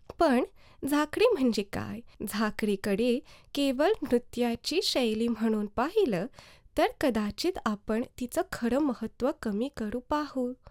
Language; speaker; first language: Marathi; early bilingual, heritage; Marathi